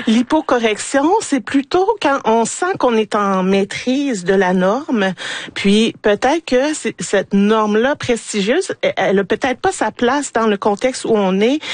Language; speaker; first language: French; native; French